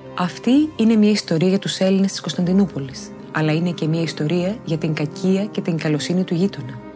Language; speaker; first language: Greek; native; Greek